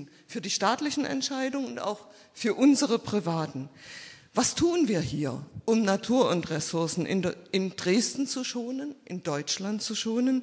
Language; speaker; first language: German; native; German